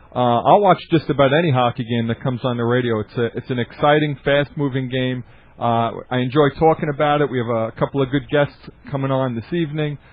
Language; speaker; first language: English; native; English